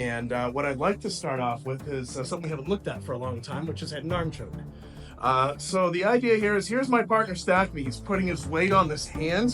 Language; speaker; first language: English; native; English